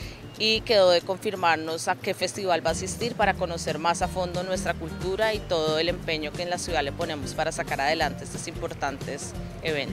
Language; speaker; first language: Spanish; native; Spanish